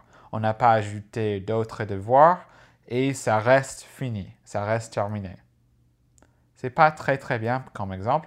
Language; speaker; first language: French; non-native, fluent; English